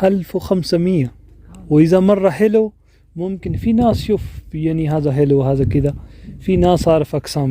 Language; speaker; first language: Arabic; non-native, learner; Urdu